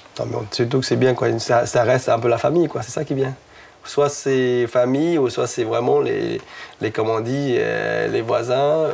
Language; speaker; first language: French; non-native, fluent; Chinese